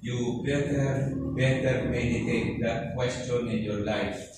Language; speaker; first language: English; non-native, local second language; Filipino